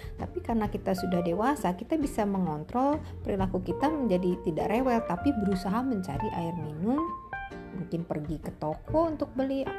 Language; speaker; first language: Indonesian; native; Indonesian